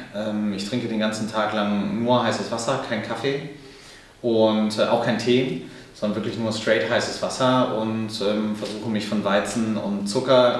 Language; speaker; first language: German; native; German